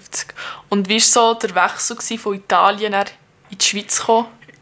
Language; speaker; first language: German; native; German